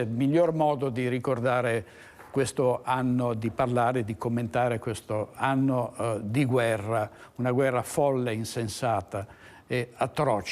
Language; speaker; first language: Italian; native; Italian